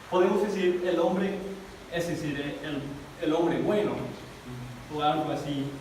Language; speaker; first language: Spanish; non-native, fluent; English